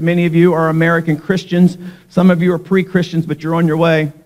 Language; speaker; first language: English; native; English